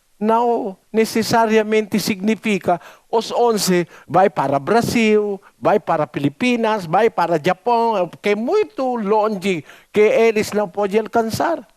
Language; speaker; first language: Portuguese; non-native, learner; Filipino